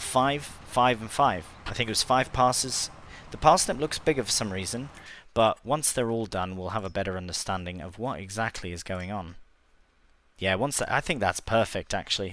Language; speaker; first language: English; native; English